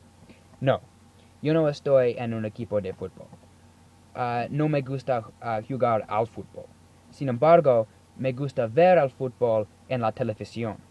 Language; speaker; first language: Spanish; non-native, learner; English